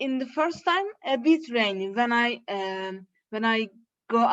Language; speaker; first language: English; non-native, learner; Turkish